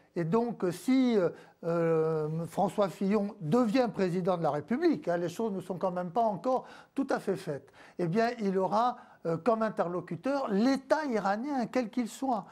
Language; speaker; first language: French; native; French